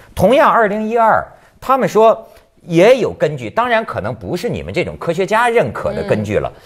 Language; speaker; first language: Chinese; native; Chinese